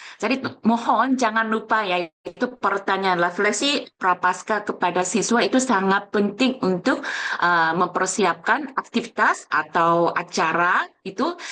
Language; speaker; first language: Indonesian; non-native, fluent; Korean